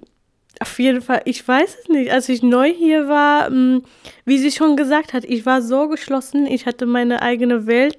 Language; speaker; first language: German; non-native, fluent; Kurdish